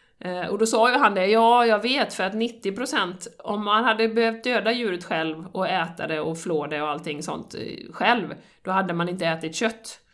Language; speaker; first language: Swedish; native; Swedish